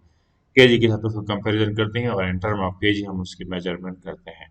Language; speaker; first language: Hindi; non-native, local second language; Punjabi